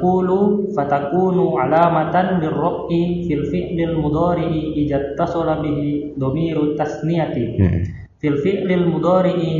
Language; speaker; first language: Arabic; non-native, learner; Indonesian